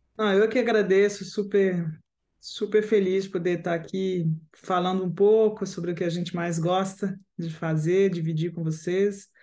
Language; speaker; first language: Portuguese; non-native, fluent; French